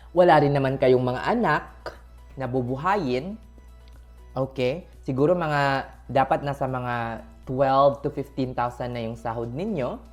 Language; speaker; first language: Filipino; native; Filipino